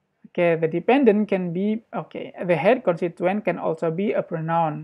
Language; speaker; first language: English; non-native, fluent; Indonesian